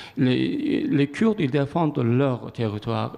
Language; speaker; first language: French; non-native, learner; Kurdish